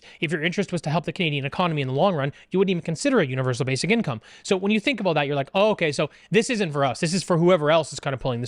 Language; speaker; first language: English; native; English